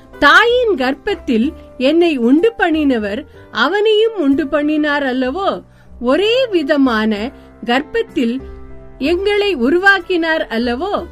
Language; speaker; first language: Tamil; native; Tamil